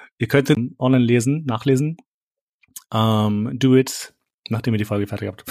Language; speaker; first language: German; early bilingual, other home language; Albanian